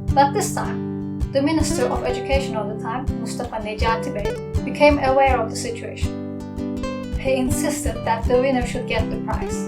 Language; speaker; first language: English; non-native, fluent; Turkish